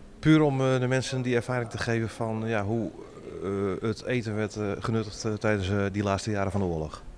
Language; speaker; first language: Dutch; native; Dutch